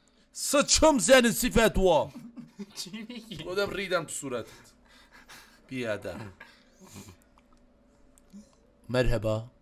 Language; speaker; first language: Turkish; non-native, learner; Azerbaijani